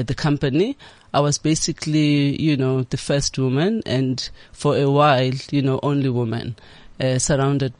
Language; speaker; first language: English; non-native, local second language; Zulu